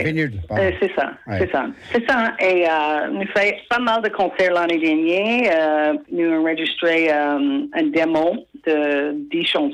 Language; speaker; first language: French; non-native, fluent; English